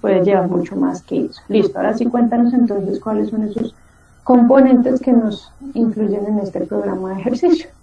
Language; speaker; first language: Spanish; native; Spanish